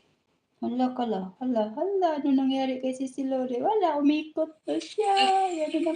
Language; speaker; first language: Filipino; non-native, local second language; Cebuano